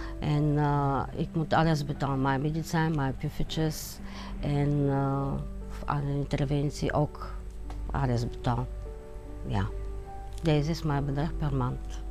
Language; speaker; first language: Dutch; non-native, learner; Bulgarian